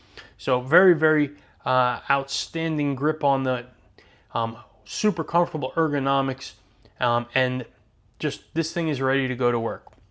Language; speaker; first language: English; native; English